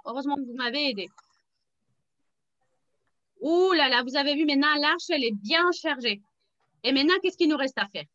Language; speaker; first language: French; native; French